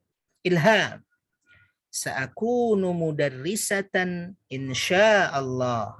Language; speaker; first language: Arabic; non-native, fluent; Indonesian